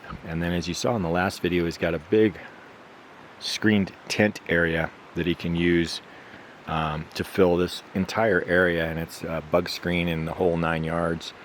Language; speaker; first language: English; native; English